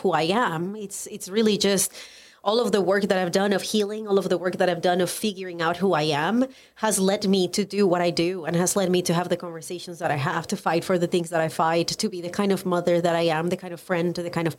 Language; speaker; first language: English; non-native, fluent; Spanish